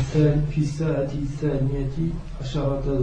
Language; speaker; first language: Arabic; non-native, learner; French